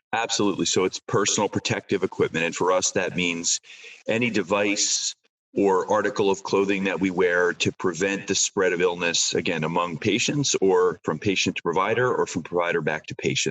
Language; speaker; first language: English; native; English